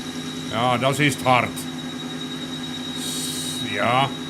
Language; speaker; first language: German; non-native, learner; Finnish